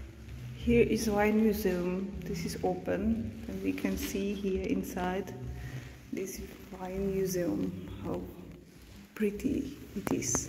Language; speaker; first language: English; non-native, learner; Slovak